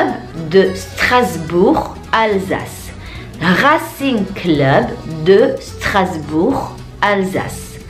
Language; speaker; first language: French; non-native, learner; Indonesian